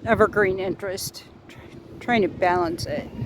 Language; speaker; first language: English; native; English